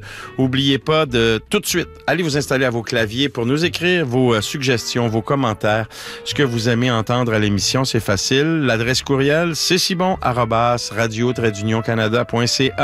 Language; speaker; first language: French; native; French